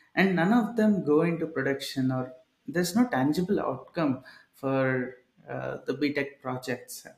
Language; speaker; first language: English; non-native, local second language; Telugu